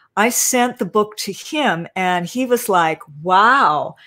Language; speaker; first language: English; native; English